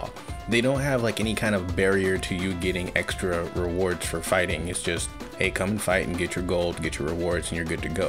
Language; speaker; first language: English; native; English